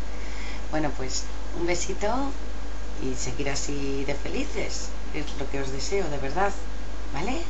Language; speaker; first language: Spanish; native; Spanish